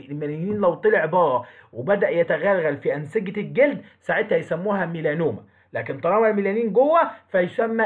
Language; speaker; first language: Arabic; native; Arabic